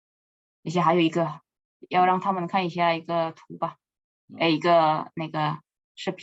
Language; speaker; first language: Chinese; non-native, fluent; Indonesian